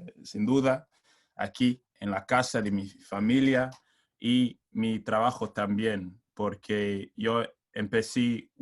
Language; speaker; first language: Spanish; non-native, learner; English